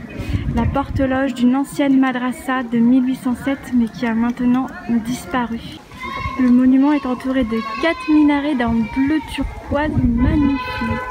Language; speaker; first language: French; native; French